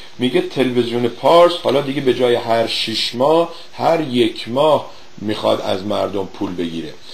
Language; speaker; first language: Persian; native; Persian